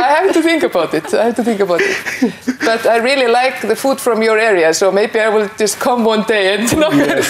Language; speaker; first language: English; non-native, fluent; Icelandic